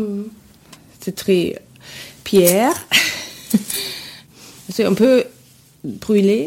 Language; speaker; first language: French; non-native, fluent; German